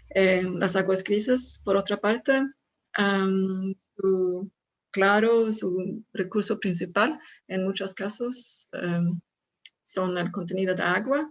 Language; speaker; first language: Spanish; non-native, fluent; Swedish